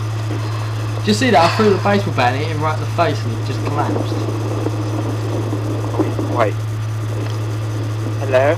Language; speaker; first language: English; native; English